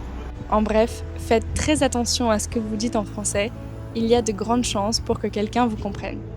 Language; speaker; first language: French; native; French